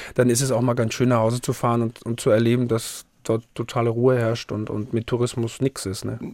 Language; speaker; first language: German; native; German